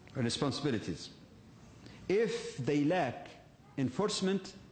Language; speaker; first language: English; non-native, fluent; Arabic